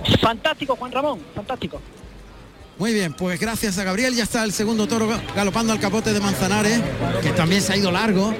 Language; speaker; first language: Spanish; native; Spanish